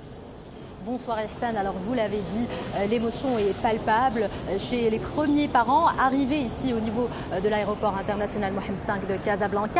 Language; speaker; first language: French; non-native, local second language; Arabic